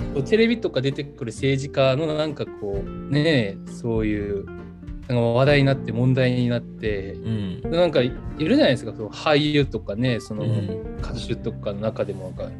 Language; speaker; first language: Japanese; non-native, fluent; Korean